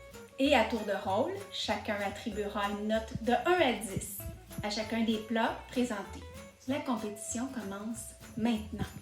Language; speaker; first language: French; native; French